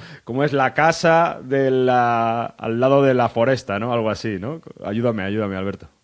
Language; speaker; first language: Spanish; native; Spanish